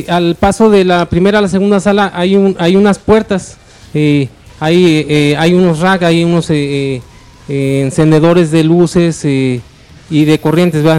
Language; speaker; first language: Spanish; native; Spanish